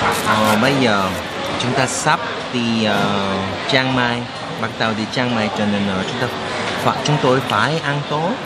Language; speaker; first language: Vietnamese; non-native, learner; Korean